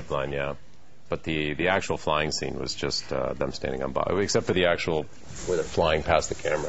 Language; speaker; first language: English; native; English